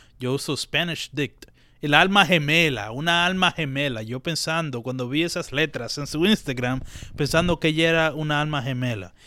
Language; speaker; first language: Spanish; native; Spanish